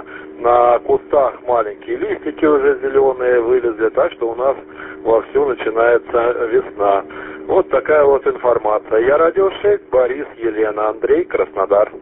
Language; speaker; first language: Russian; native; Russian